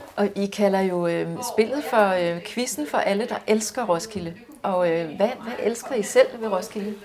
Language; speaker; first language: Danish; native; Danish